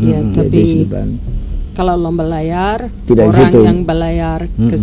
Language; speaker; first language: Indonesian; non-native, learner; English